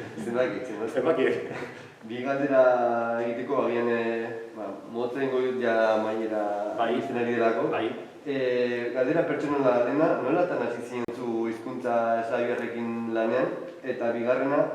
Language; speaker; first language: Basque; native; Basque